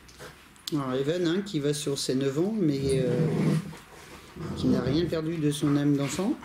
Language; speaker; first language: French; native; French